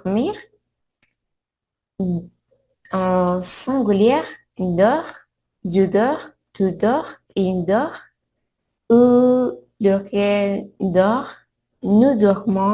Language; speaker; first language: French; non-native, learner; Spanish